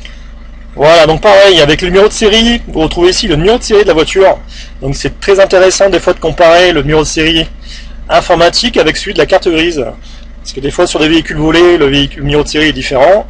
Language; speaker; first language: French; native; French